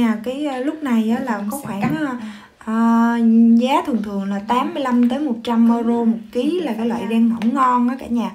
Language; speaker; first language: Vietnamese; native; Vietnamese